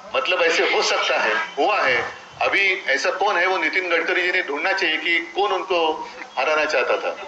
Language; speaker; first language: Hindi; non-native, local second language; Marathi